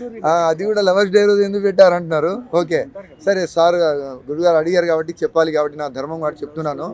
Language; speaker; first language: Telugu; native; Telugu